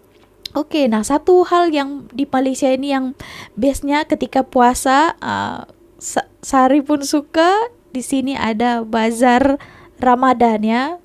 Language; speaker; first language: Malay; non-native, local second language; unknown